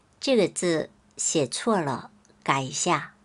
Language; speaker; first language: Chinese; non-native, fluent; Korean